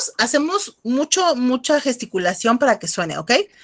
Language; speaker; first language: Spanish; native; Spanish